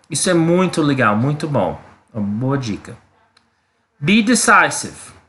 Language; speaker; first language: Portuguese; non-native, learner; English